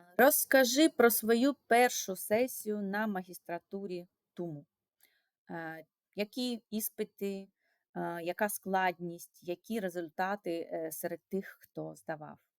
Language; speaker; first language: Ukrainian; non-native, local second language; Russian